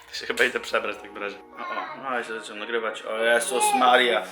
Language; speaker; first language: Polish; native; Polish